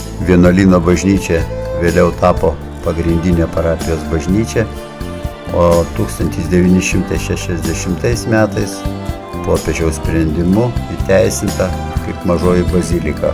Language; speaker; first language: Lithuanian; native; Lithuanian